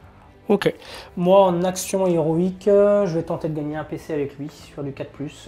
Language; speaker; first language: French; native; French